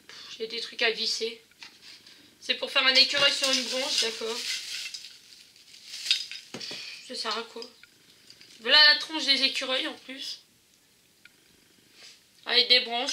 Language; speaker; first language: French; native; French